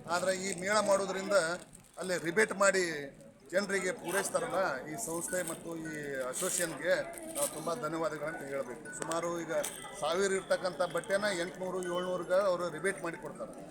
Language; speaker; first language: Kannada; native; Kannada